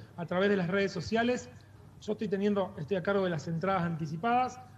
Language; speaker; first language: Spanish; native; Spanish